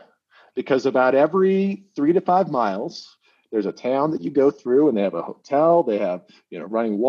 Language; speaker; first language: English; native; English